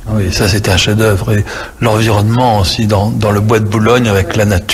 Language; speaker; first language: French; native; French